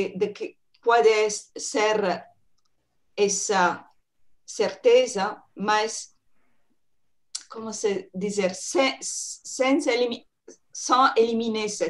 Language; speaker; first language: Portuguese; non-native, learner; French